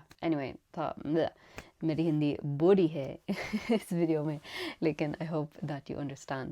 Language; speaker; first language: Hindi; non-native, learner; English